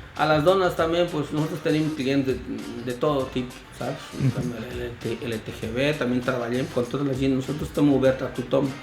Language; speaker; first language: Catalan; non-native, fluent; Spanish